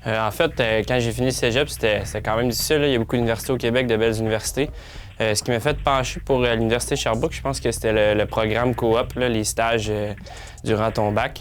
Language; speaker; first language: French; native; French